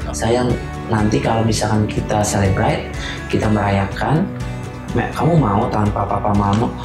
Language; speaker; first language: Indonesian; native; Indonesian